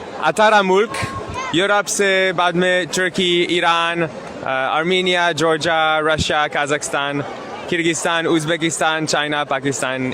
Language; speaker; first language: Hindi; non-native, learner; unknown